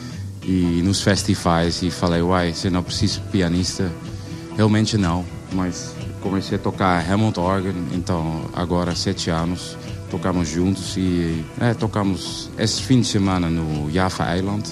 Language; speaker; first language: Portuguese; non-native, learner; Dutch